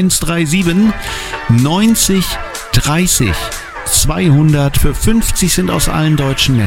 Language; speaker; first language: German; native; German